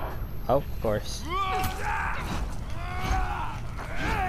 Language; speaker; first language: English; native; English